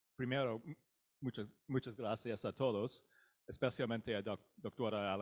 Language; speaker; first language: Spanish; non-native, learner; English